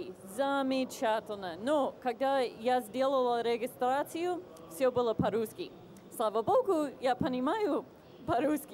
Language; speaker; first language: Russian; non-native, fluent; English